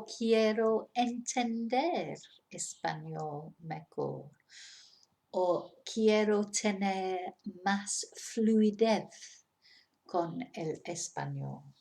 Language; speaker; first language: Spanish; non-native, fluent; English